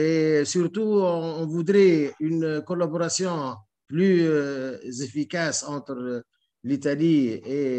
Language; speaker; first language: French; non-native, local second language; Arabic